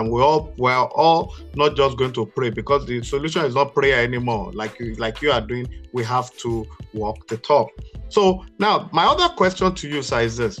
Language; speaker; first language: English; non-native, local second language; Yoruba